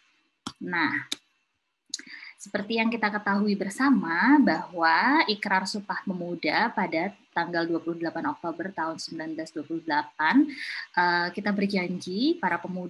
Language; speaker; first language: Indonesian; native; Indonesian